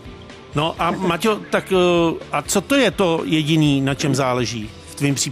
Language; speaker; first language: Czech; native; Czech